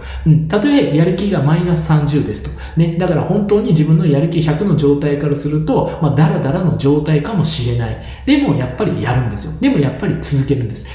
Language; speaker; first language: Japanese; native; Japanese